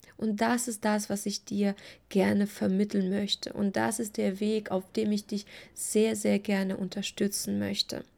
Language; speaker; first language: German; non-native, fluent; Russian